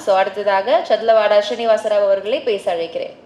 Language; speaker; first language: Tamil; native; Tamil